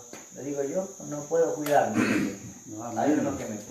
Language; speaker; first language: Spanish; native; Spanish